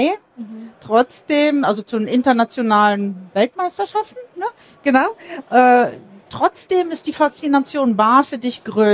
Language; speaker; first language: German; native; German